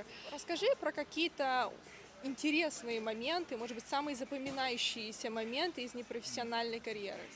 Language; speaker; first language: Russian; native; Russian